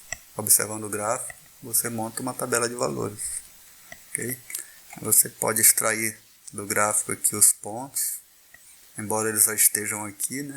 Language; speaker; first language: Portuguese; native; Portuguese